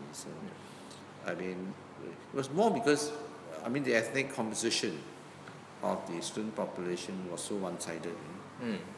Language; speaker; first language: English; non-native, local second language; Min Nan Chinese